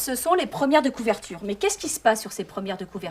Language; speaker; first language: French; native; French